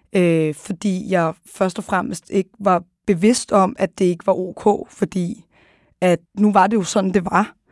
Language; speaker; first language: Danish; early bilingual, other home language; Arabic